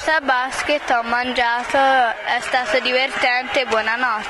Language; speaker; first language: Italian; native; Italian